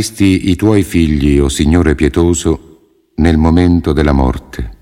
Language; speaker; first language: Italian; native; Italian